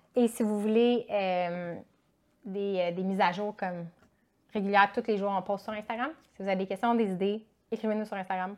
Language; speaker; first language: French; native; French